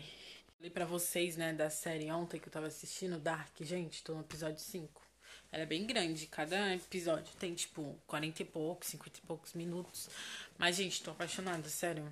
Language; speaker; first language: Portuguese; native; Portuguese